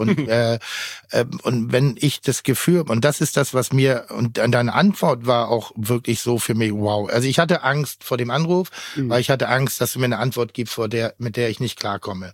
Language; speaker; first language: German; native; German